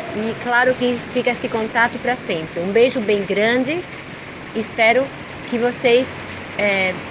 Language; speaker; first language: Portuguese; early bilingual, heritage; Spanish